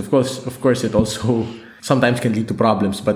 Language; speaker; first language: English; non-native, local second language; Filipino